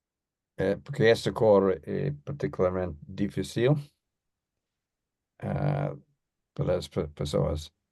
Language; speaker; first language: Portuguese; non-native, learner; English